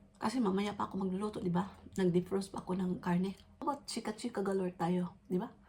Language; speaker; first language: Filipino; non-native, local second language; Cebuano